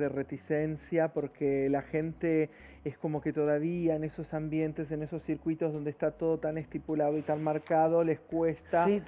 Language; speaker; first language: Spanish; early bilingual, other home language; Portuguese